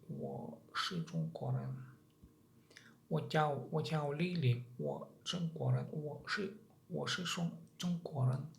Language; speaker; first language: Chinese; non-native, learner; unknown